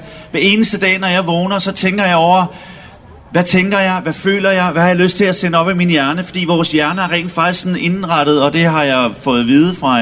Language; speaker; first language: Danish; native; Danish